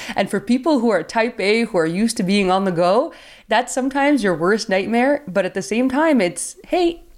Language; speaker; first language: English; native; English